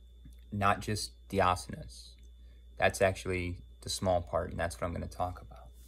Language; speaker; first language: English; native; English